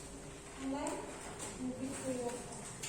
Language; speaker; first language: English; non-native, fluent; Indonesian